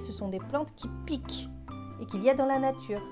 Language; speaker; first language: French; native; French